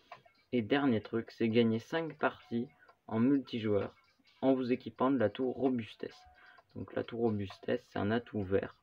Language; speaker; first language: French; native; French